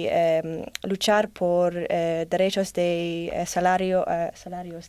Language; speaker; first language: Spanish; non-native, learner; English